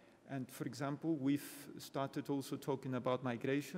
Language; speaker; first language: English; non-native, fluent; Spanish